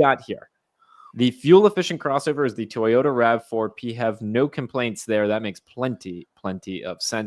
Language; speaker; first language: English; native; English